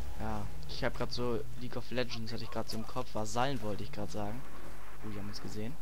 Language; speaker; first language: German; native; German